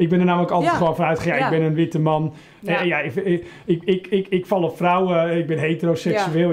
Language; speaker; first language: Dutch; native; Dutch